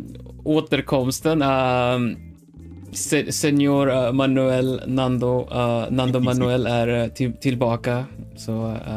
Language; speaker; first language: Swedish; non-native, learner; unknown